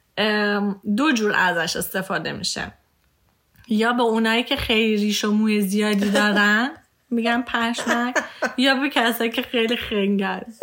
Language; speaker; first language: Persian; early bilingual, heritage; Persian